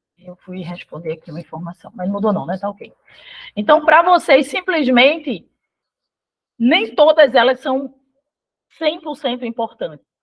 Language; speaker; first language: Portuguese; native; Portuguese